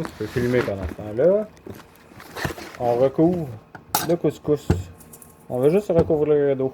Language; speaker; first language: French; native; French